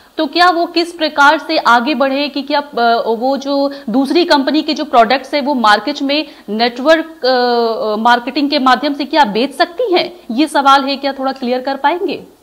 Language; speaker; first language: Hindi; native; Hindi